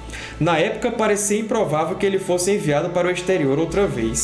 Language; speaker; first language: Portuguese; native; Portuguese